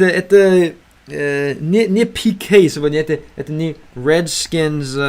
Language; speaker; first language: Russian; non-native, learner; English